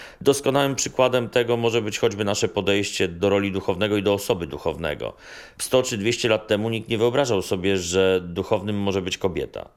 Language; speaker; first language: Polish; native; Polish